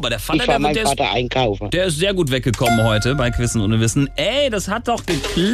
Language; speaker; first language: German; native; German